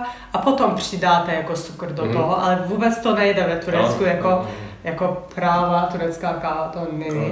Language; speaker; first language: Czech; non-native, learner; Turkish